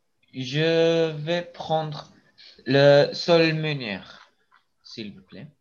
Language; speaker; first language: French; non-native, learner; Spanish